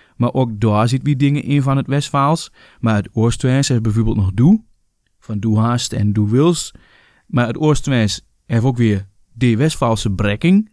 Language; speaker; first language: Dutch; native; Dutch